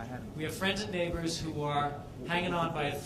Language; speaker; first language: English; native; English